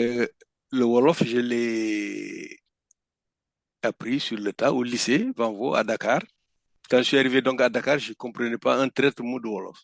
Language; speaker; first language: French; non-native, local second language; Fula